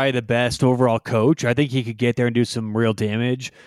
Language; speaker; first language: English; native; English